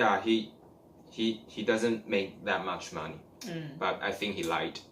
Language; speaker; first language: English; non-native, learner; Chinese